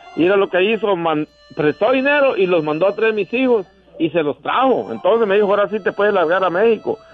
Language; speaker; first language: Spanish; native; Spanish